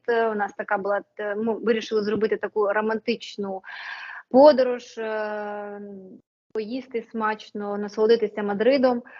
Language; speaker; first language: Ukrainian; non-native, local second language; Russian